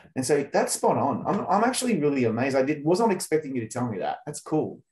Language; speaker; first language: English; native; English